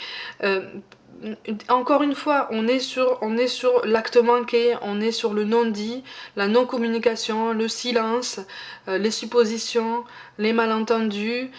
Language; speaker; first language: French; native; French